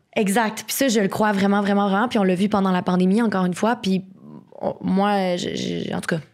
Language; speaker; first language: French; native; French